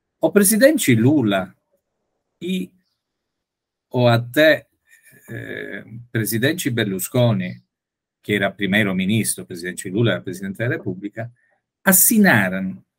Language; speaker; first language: Portuguese; non-native, learner; Italian